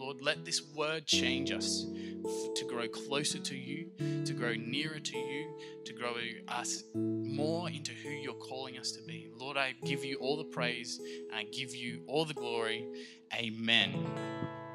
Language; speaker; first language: English; native; English